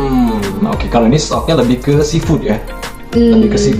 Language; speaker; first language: Indonesian; native; Indonesian